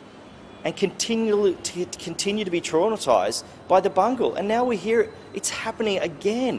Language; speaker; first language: English; native; English